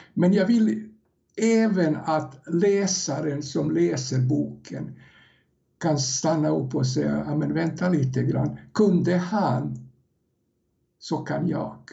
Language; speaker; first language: Swedish; non-native, fluent; Serbian